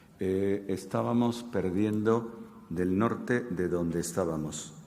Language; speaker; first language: Spanish; native; Spanish